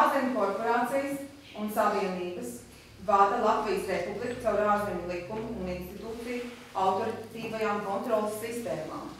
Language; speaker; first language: Latvian; native; Latvian